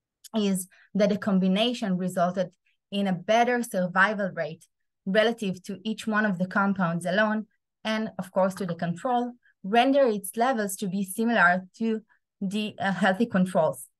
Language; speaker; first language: English; non-native, fluent; Hebrew